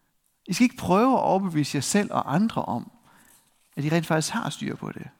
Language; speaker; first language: Danish; native; Danish